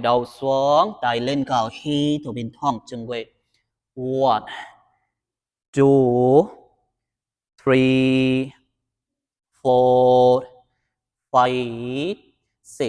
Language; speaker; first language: Vietnamese; non-native, learner; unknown